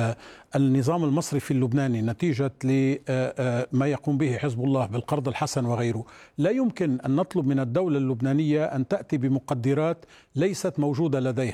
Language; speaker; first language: Arabic; native; Arabic